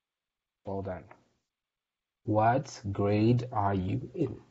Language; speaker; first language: English; native; English